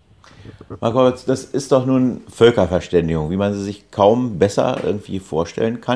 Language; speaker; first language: German; native; German